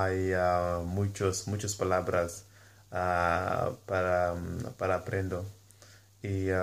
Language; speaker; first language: Spanish; non-native, learner; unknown